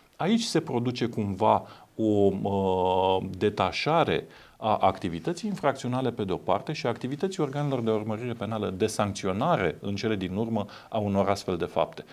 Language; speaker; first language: Romanian; native; Romanian